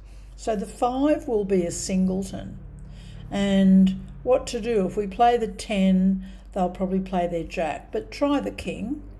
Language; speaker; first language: English; native; English